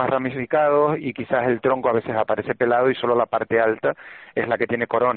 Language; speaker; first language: Spanish; native; Spanish